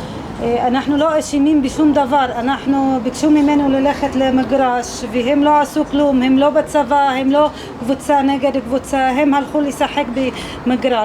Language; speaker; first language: Hebrew; non-native, local second language; Arabic